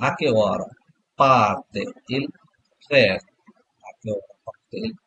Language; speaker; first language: Italian; non-native, learner; Bangla